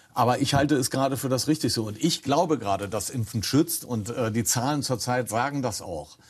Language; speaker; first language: German; native; German